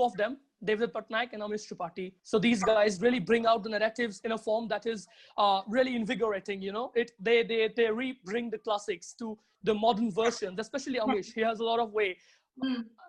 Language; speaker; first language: English; non-native, local second language; Bangla